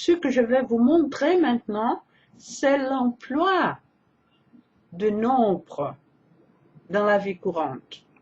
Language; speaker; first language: French; non-native, fluent; Portuguese